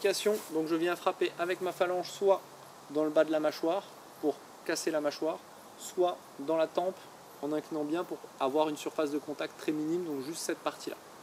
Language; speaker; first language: French; native; French